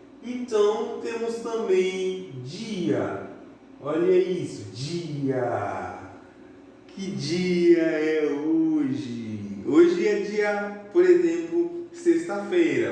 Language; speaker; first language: Portuguese; non-native, fluent; Haitian Creole